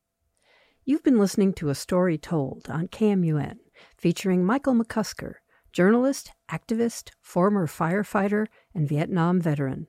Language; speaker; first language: English; native; English